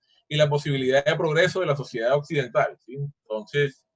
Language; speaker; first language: Spanish; native; Spanish